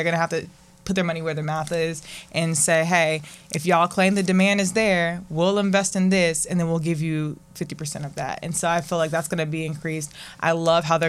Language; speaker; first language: English; native; English